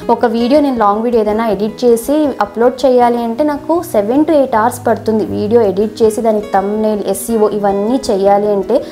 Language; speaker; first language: Telugu; non-native, local second language; Kannada